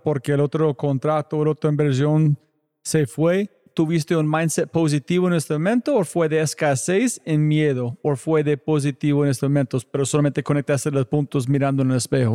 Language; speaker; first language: Spanish; non-native, fluent; English